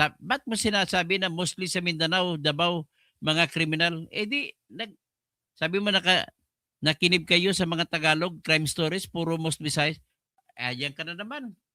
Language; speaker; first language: Filipino; non-native, local second language; Hiligaynon